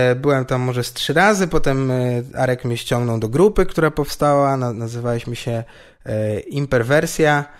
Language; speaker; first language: Polish; native; Polish